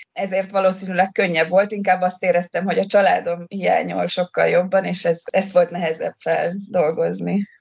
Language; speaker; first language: Hungarian; native; Hungarian